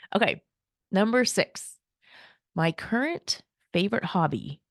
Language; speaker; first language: English; early bilingual, other home language; Korean